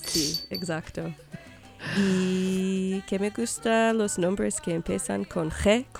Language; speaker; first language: Spanish; non-native, learner; English